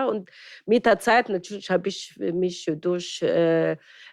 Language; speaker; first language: German; non-native, fluent; Arabic